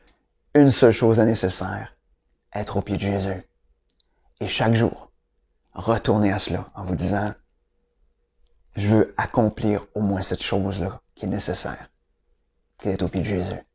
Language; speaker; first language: French; native; French